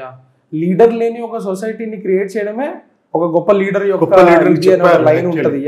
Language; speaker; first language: Telugu; native; Telugu